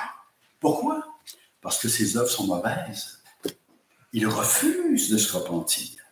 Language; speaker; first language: French; native; French